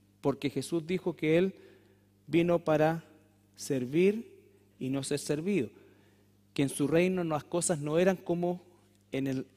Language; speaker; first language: Spanish; native; Spanish